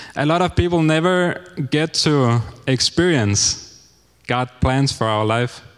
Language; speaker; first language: English; non-native, fluent; Danish